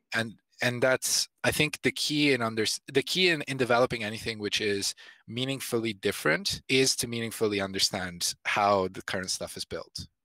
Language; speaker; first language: English; non-native, fluent; Italian